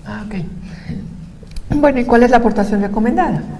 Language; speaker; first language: Spanish; native; Spanish